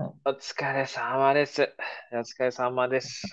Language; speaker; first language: Japanese; non-native, fluent; Filipino